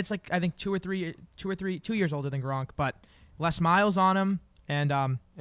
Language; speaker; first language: English; native; English